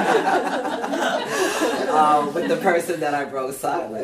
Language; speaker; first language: English; native; English